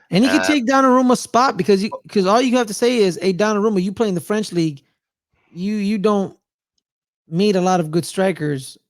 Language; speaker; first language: English; native; English